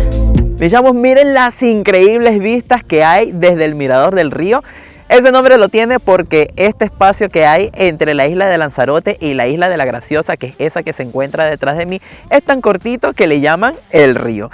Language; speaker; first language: Spanish; native; Spanish